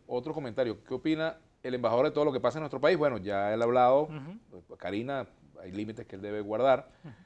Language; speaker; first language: Spanish; native; Spanish